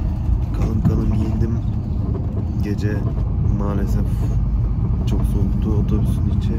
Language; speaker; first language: Turkish; native; Turkish